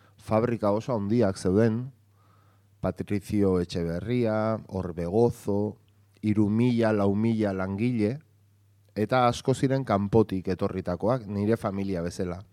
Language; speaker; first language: Basque; non-native, local second language; Spanish